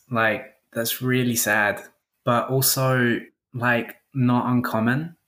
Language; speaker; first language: English; native; English